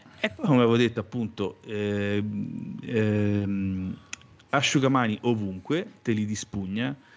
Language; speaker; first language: Italian; native; Italian